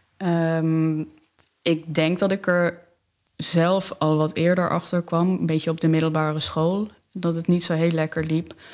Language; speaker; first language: Dutch; native; Dutch